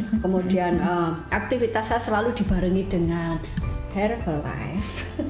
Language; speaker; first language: Indonesian; native; Indonesian